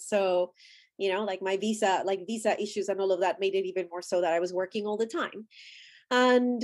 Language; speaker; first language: English; non-native, fluent; Spanish